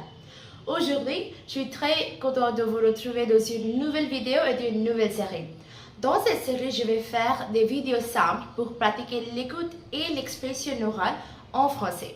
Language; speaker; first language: French; non-native, learner; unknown